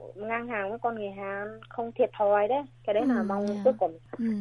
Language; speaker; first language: Vietnamese; native; Vietnamese